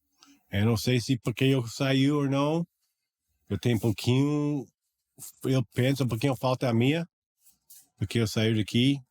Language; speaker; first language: Portuguese; non-native, learner; English